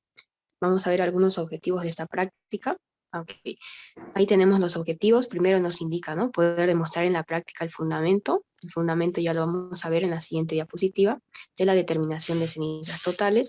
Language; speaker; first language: Spanish; native; Spanish